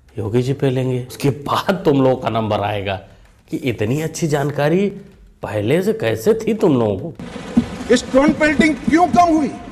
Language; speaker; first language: Hindi; native; Hindi